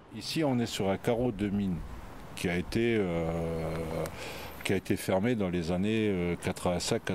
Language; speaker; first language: French; native; French